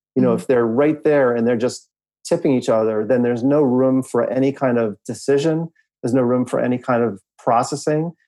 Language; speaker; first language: English; native; English